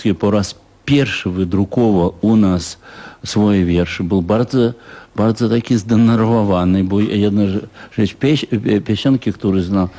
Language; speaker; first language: Polish; non-native, fluent; Russian